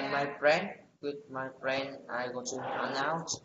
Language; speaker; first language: English; non-native, learner; Vietnamese